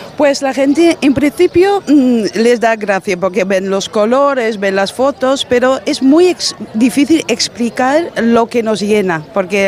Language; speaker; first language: Spanish; non-native, fluent; Dutch